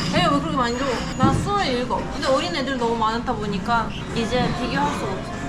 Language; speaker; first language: Korean; non-native, fluent; Ukrainian